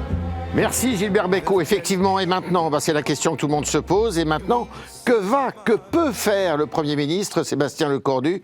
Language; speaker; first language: French; native; French